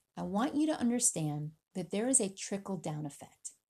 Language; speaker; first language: English; native; English